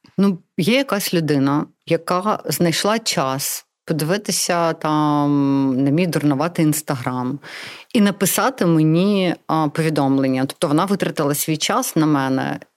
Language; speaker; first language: Ukrainian; non-native, local second language; Russian